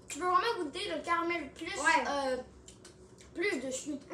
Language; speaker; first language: French; non-native, local second language; English